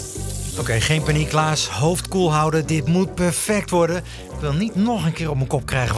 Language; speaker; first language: Dutch; native; Dutch